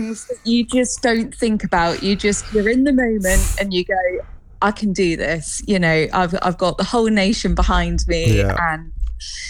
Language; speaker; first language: English; native; English